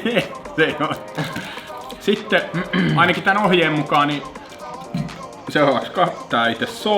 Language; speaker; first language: Finnish; native; Finnish